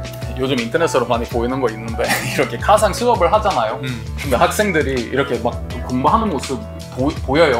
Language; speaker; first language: Korean; non-native, fluent; Swedish